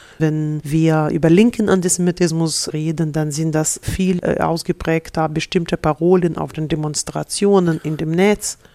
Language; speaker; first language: German; non-native, fluent; Russian